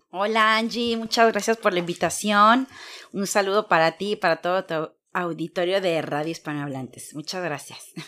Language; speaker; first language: Spanish; native; Spanish